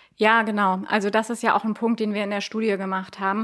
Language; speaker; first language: German; native; German